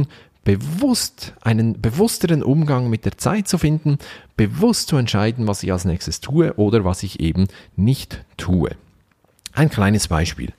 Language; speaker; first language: German; native; German